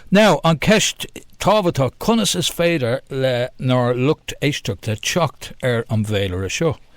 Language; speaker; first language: Irish; non-native, local second language; English